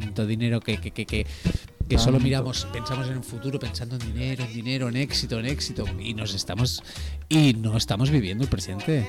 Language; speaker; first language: Spanish; native; Spanish